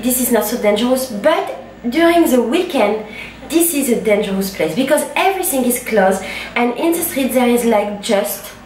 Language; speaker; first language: English; non-native, learner; French